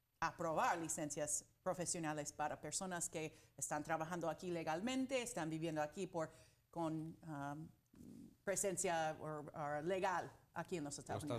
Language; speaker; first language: Spanish; non-native, fluent; English